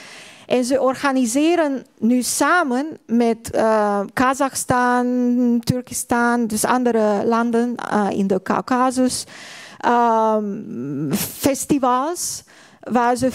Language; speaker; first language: Dutch; non-native, fluent; Hungarian